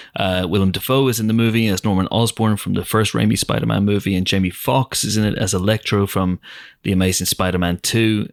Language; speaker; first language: English; native; English